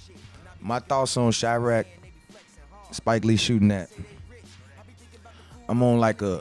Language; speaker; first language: English; native; English